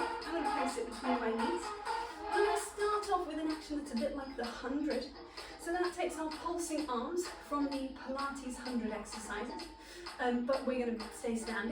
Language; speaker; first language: English; native; English